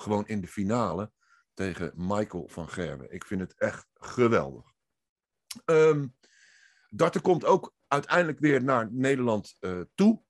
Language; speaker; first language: Dutch; native; Dutch